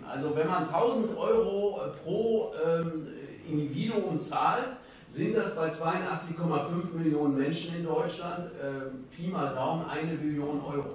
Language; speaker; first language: German; native; German